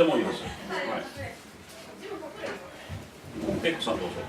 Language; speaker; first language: Japanese; non-native, learner; English